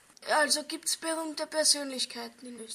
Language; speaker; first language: German; early bilingual, other home language; Serbian